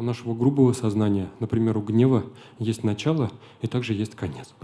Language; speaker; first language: Russian; native; Russian